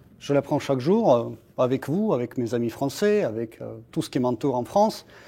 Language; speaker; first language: French; non-native, fluent; Russian